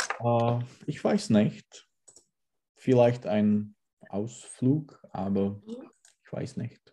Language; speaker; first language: German; non-native, learner; Czech